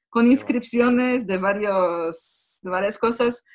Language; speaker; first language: Spanish; non-native, fluent; Polish